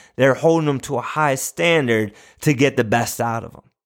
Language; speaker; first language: English; native; English